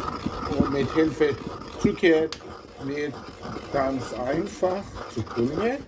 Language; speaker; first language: German; non-native, learner; Persian